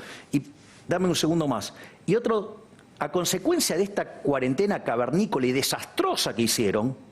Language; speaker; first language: Spanish; native; Spanish